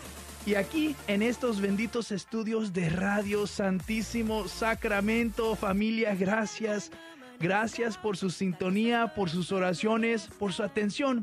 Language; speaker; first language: Spanish; early bilingual, heritage; Spanish